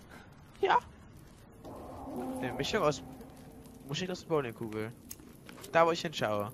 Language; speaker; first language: German; native; German